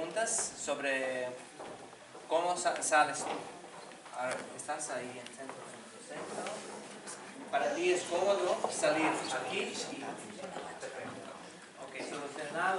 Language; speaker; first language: Spanish; non-native, fluent; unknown